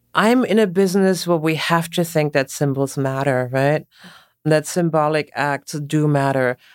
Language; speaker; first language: English; non-native, fluent; German